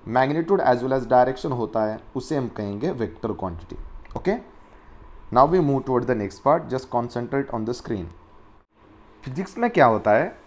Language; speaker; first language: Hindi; non-native, local second language; Marathi